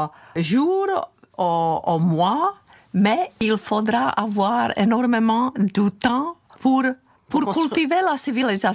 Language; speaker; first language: French; non-native, fluent; Czech